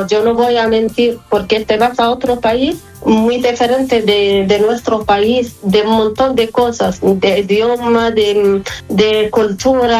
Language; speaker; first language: Spanish; non-native, learner; Arabic